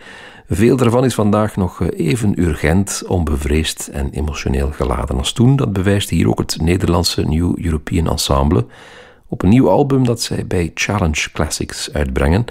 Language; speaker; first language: Dutch; native; Dutch